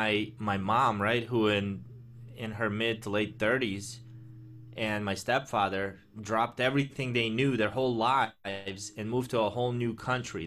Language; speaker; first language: English; early bilingual, other home language; Russian